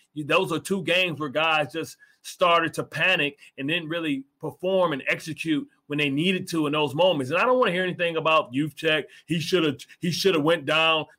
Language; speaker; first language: English; native; English